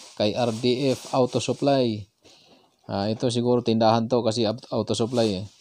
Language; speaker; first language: Filipino; non-native, local second language; Cebuano